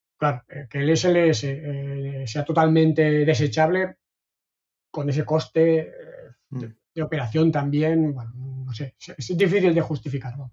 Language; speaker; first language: Spanish; native; Spanish